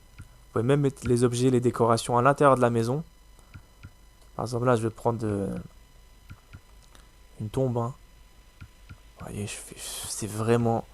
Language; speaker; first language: French; native; French